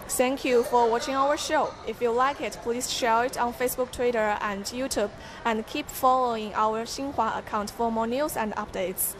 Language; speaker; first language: English; non-native, fluent; Chinese